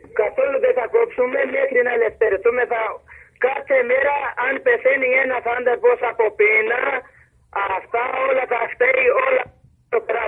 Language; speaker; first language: Greek; non-native, learner; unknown